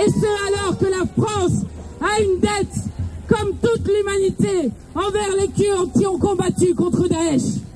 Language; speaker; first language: French; native; French